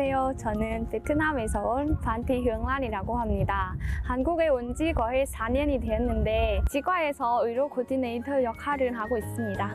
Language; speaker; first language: Korean; non-native, learner; Vietnamese